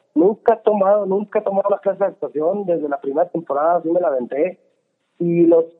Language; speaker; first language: Spanish; native; Spanish